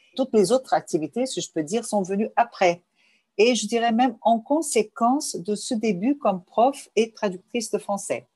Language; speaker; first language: French; non-native, fluent; Portuguese